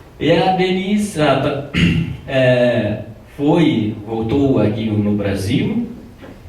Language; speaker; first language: Portuguese; non-native, fluent; Tamasheq